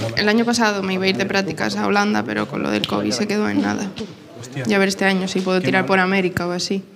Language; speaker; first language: Spanish; native; Spanish